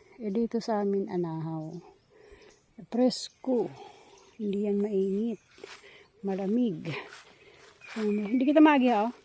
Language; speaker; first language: Filipino; non-native, local second language; Bikol